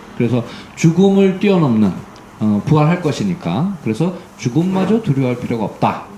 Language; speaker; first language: Korean; native; Korean